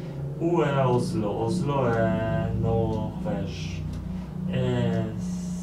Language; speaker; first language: French; non-native, learner; Polish